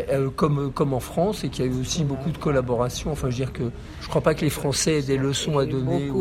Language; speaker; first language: French; native; French